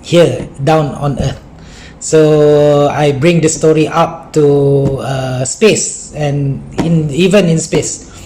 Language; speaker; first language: English; non-native, local second language; Malay